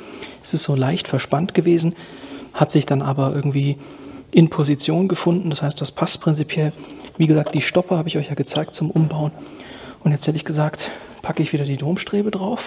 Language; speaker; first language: German; native; German